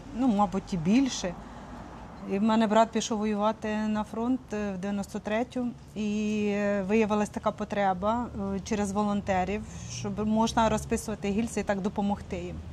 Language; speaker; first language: Ukrainian; native; Ukrainian